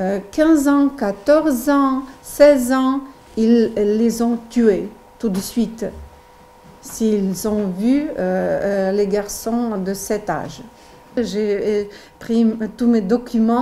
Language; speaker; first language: French; non-native, learner; Ukrainian